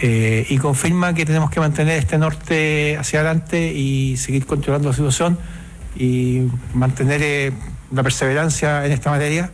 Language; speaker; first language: Spanish; native; Spanish